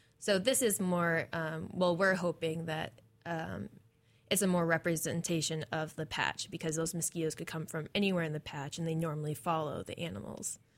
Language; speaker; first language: English; native; English